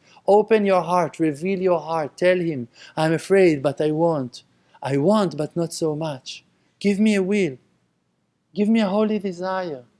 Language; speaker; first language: English; non-native, fluent; Hebrew